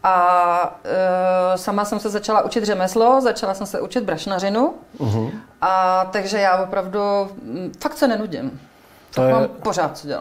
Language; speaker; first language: Czech; native; Czech